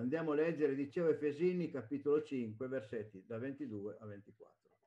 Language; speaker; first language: Italian; native; Italian